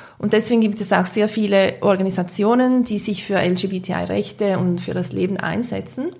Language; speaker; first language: German; native; German